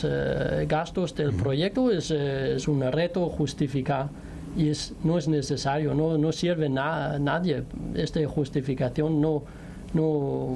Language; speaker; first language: Spanish; non-native, learner; Danish